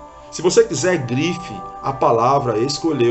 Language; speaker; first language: Portuguese; native; Portuguese